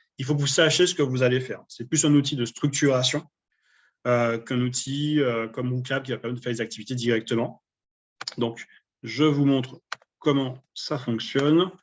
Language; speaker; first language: French; native; French